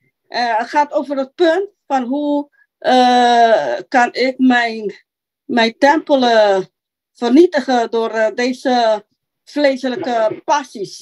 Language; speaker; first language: Dutch; non-native, local second language; Papiamento